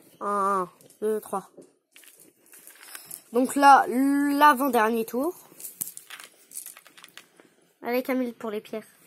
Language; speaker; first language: French; native; French